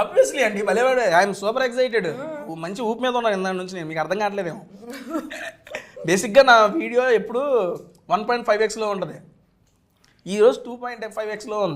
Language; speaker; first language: Telugu; native; Telugu